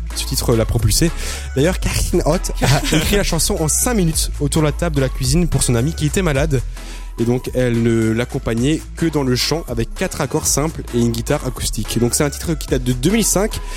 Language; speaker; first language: French; native; French